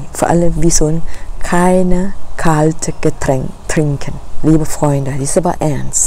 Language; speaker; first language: German; non-native, learner; Thai